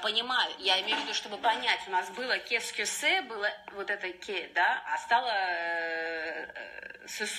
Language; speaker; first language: Russian; native; Russian